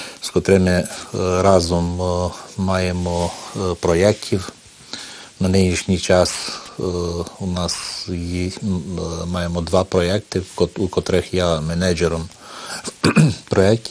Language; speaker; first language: Ukrainian; early bilingual, heritage; Ukrainian